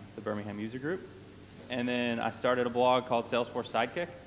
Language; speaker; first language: English; native; English